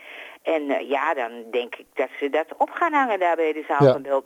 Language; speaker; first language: Dutch; native; Dutch